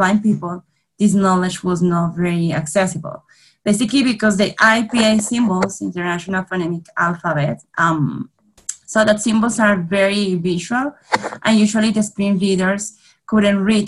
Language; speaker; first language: English; non-native, fluent; Spanish